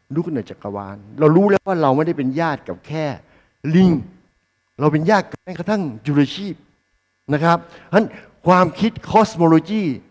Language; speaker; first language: Thai; native; Thai